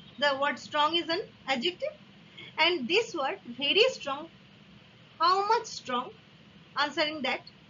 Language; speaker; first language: English; non-native, local second language; Bangla